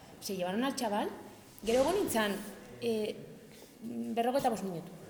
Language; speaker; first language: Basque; non-native, local second language; Spanish